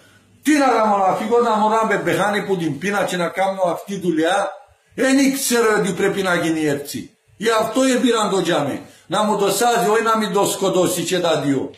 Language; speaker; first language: Greek; non-native, learner; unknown